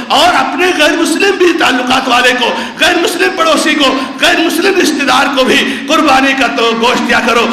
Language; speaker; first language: Urdu; non-native, local second language; Konkani